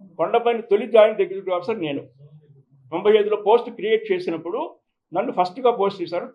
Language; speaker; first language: Telugu; native; Telugu